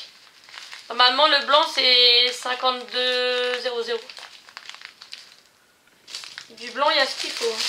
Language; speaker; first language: French; native; French